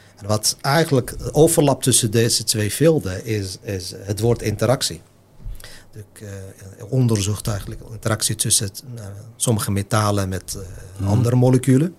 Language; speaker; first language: Dutch; non-native, fluent; Arabic